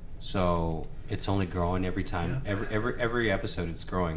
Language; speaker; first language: English; early bilingual, other home language; Spanish